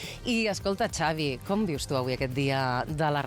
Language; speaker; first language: Catalan; native; Catalan